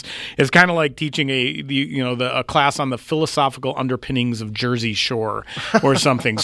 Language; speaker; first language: English; native; English